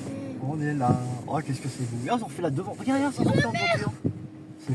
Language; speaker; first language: French; native; French